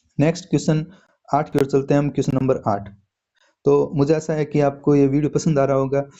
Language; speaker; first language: Hindi; native; Hindi